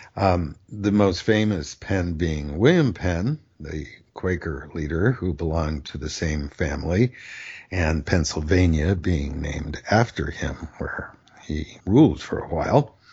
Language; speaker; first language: English; native; English